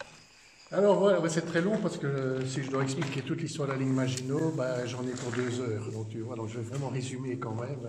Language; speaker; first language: French; native; French